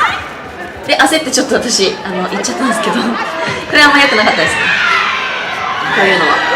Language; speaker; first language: Japanese; native; Japanese